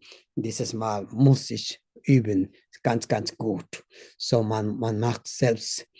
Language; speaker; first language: German; non-native, learner; Tibetan